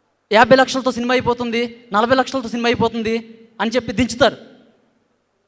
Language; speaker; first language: Telugu; native; Telugu